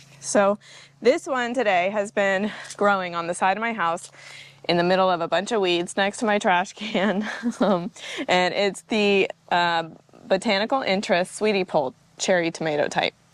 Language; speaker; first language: English; native; English